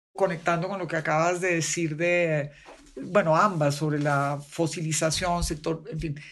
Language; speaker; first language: Spanish; native; Spanish